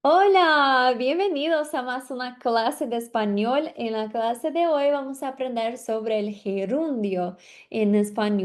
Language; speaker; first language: Spanish; non-native, fluent; Portuguese